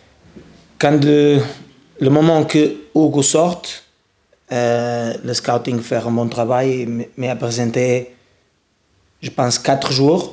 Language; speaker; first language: French; non-native, learner; Portuguese